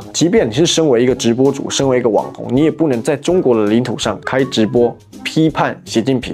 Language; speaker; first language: Chinese; native; Chinese